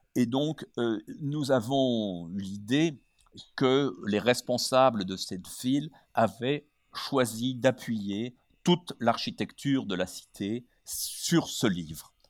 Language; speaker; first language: French; native; French